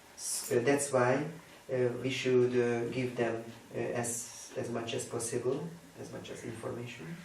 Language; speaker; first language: English; non-native, fluent; Hungarian